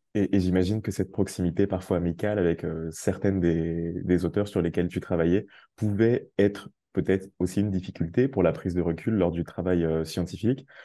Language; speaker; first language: French; native; French